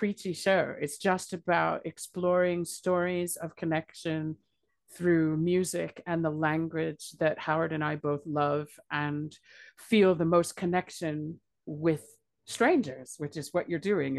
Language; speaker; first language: English; native; English